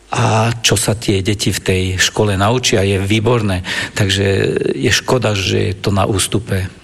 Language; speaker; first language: Slovak; non-native, local second language; German